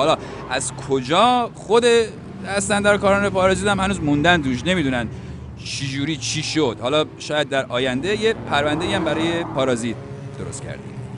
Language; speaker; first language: Persian; native; Persian